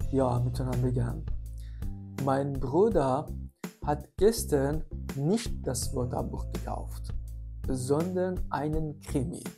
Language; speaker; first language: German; non-native, fluent; Persian